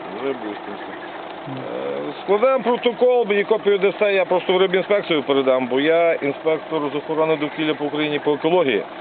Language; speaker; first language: Ukrainian; native; Ukrainian